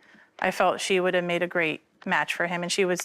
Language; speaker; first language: English; native; English